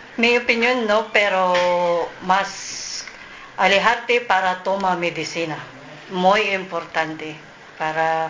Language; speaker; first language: Spanish; non-native, learner; Filipino